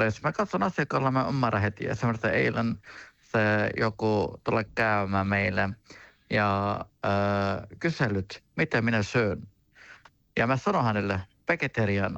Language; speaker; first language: Finnish; non-native, learner; Turkish